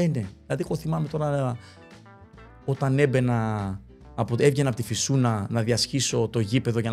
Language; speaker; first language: Greek; early bilingual, other home language; Spanish